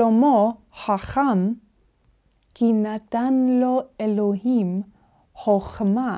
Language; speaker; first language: Hebrew; non-native, fluent; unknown